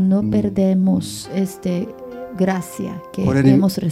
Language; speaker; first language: Spanish; non-native, fluent; Japanese